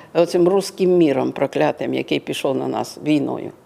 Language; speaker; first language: Ukrainian; non-native, local second language; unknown